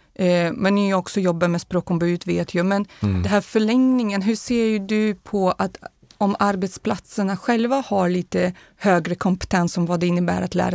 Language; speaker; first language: Swedish; non-native, fluent; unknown